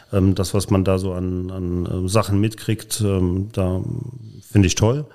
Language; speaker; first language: German; native; German